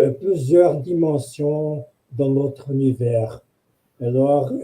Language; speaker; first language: French; non-native, fluent; Portuguese